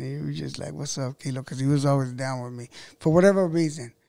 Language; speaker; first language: English; early bilingual, other home language; Spanish